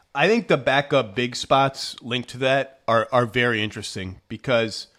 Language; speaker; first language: English; native; English